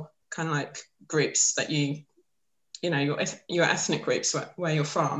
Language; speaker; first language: English; native; English